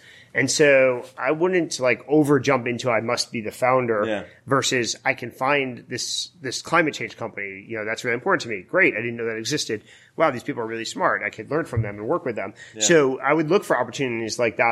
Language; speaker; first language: English; native; English